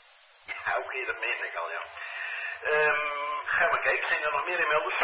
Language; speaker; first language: Dutch; native; Dutch